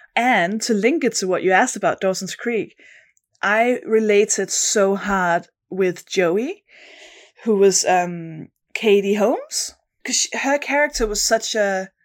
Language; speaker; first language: English; non-native, fluent; Danish